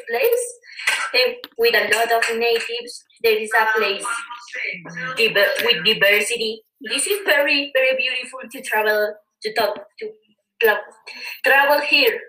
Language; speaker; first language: English; non-native, learner; Spanish